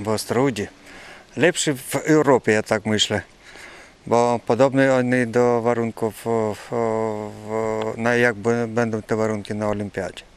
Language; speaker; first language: Polish; non-native, fluent; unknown